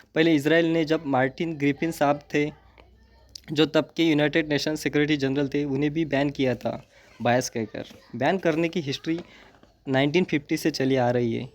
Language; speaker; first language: Hindi; non-native, local second language; Marathi